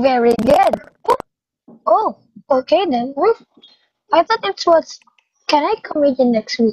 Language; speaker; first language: English; non-native, fluent; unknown